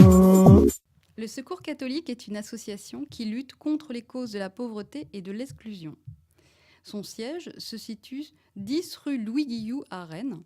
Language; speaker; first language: French; non-native, learner; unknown